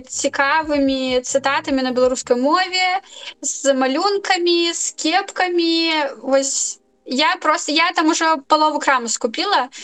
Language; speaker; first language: Belarusian; non-native, local second language; Russian